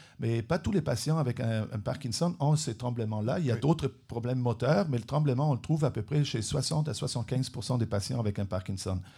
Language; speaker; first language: French; non-native, fluent; German